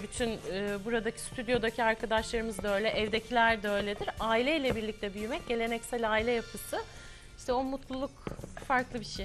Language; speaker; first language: Turkish; native; Turkish